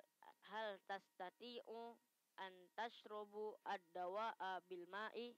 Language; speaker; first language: Arabic; non-native, learner; Indonesian